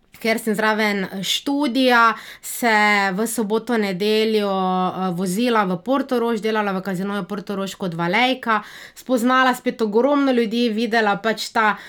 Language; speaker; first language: Slovenian; native; Slovenian